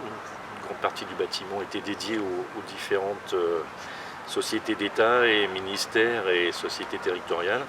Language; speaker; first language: French; native; French